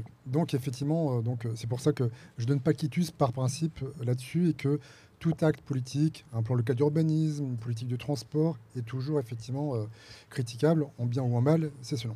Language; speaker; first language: French; native; French